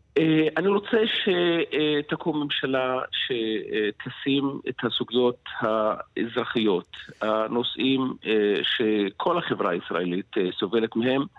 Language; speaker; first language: Hebrew; non-native, local second language; Arabic